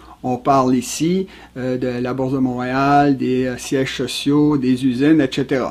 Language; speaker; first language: French; native; French